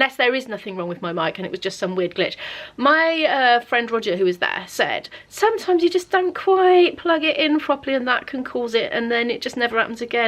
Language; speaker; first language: English; native; English